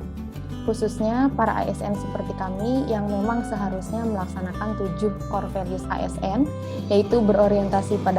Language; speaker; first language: Indonesian; native; Indonesian